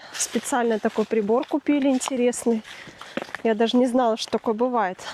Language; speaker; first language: Russian; native; Russian